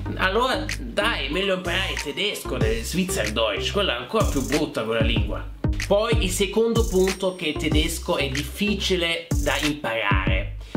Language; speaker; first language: Italian; non-native, fluent; German